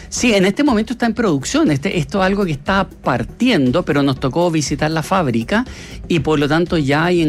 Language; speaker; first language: Spanish; native; Spanish